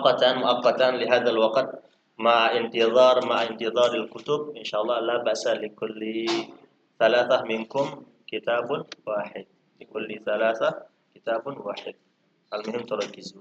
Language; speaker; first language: Arabic; non-native, fluent; Indonesian